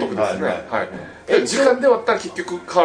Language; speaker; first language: Japanese; native; Japanese